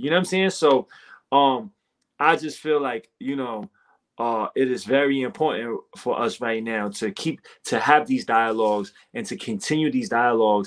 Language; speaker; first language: English; native; English